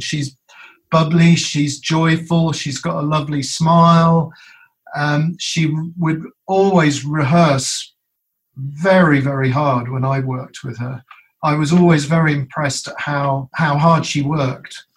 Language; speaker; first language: English; native; English